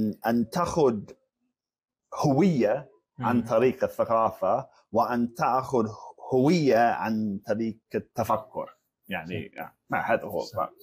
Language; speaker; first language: Arabic; non-native, fluent; English